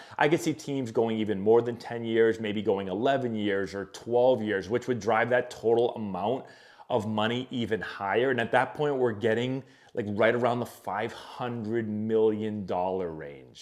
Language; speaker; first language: English; native; English